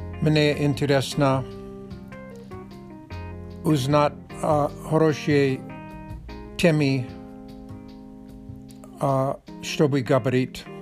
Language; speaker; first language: Russian; non-native, learner; English